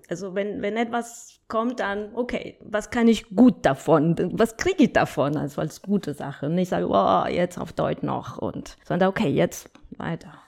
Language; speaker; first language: German; non-native, fluent; Spanish